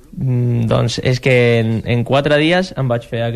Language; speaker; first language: Catalan; non-native, local second language; Spanish